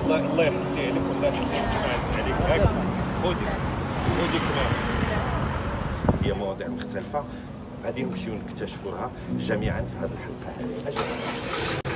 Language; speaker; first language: Arabic; native; Arabic